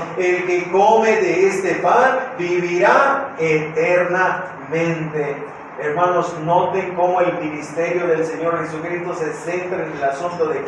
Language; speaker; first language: Spanish; native; Spanish